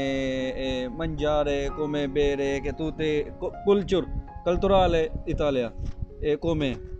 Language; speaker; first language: Italian; non-native, learner; Urdu